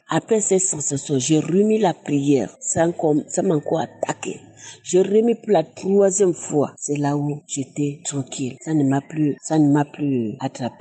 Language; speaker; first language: French; native; French